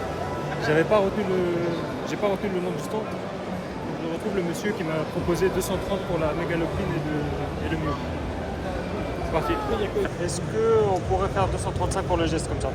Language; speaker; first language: French; native; French